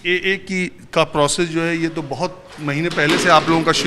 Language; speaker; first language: Hindi; native; Hindi